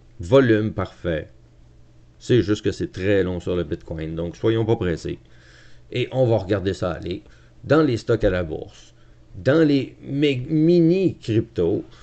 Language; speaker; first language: French; native; French